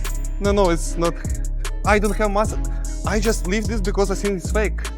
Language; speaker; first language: English; non-native, learner; Russian